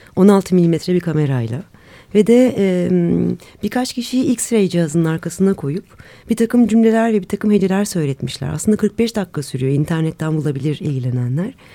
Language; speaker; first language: Turkish; native; Turkish